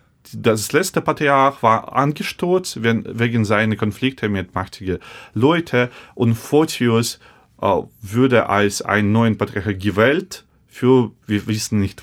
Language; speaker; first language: German; non-native, fluent; Russian